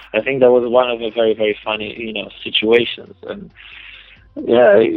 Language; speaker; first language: English; non-native, fluent; Polish